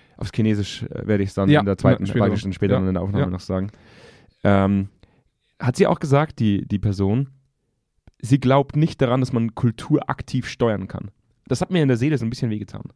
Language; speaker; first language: German; native; German